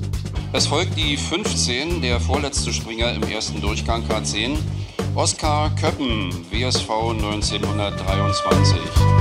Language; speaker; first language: German; native; German